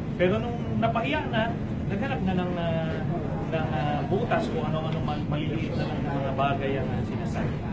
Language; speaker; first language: Filipino; native; Filipino